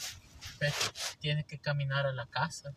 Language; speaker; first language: Spanish; early bilingual, heritage; English